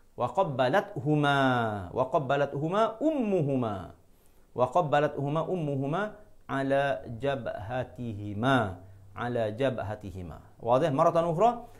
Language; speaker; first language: Arabic; non-native, fluent; Malay